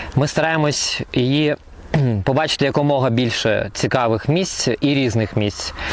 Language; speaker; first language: Ukrainian; non-native, local second language; Russian